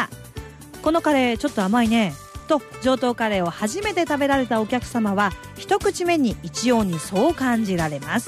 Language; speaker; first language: Japanese; native; Japanese